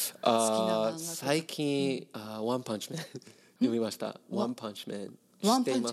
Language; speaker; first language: Japanese; non-native, learner; English